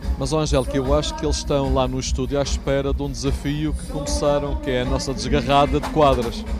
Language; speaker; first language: Portuguese; native; Portuguese